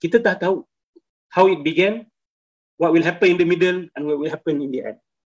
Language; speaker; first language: English; non-native, local second language; Malay